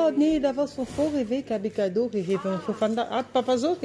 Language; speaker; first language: Dutch; non-native, fluent; Lingala